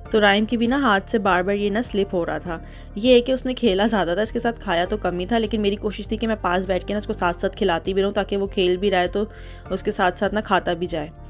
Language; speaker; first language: Urdu; native; Urdu